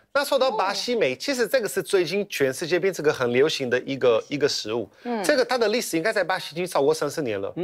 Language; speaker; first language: Chinese; non-native, fluent; Portuguese